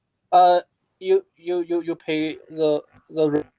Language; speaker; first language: English; non-native, learner; Chinese